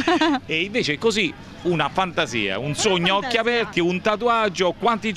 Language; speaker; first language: Italian; native; Italian